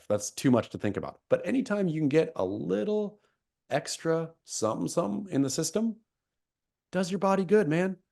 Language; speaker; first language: English; native; English